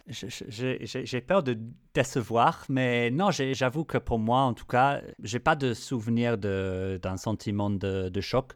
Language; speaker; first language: French; non-native, fluent; English